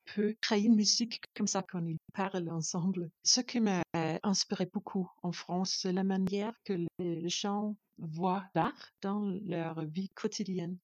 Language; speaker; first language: French; non-native, learner; Danish